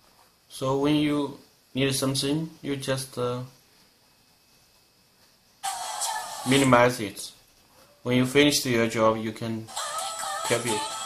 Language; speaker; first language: English; non-native, learner; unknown